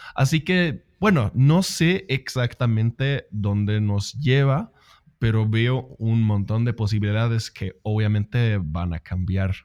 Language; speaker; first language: Spanish; non-native, fluent; Swedish